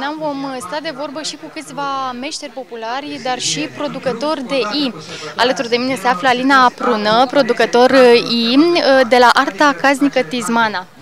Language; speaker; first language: Romanian; native; Romanian